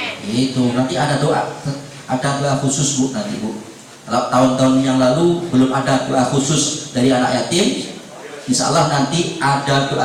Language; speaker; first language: Indonesian; native; Indonesian